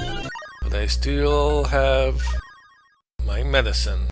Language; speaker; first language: English; native; English